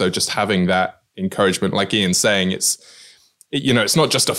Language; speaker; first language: English; native; English